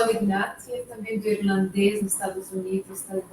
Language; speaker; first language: Portuguese; non-native, fluent; Arabic